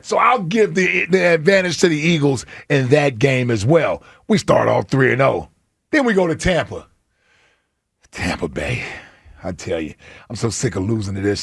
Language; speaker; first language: English; native; English